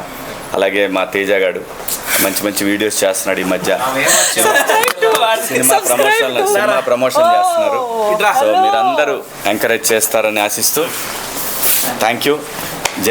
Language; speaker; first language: Telugu; native; Telugu